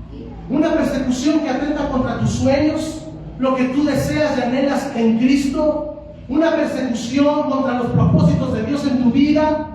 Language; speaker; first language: Spanish; native; Spanish